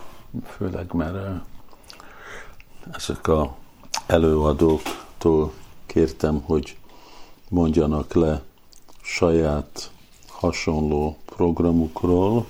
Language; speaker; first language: Hungarian; early bilingual, heritage; Hungarian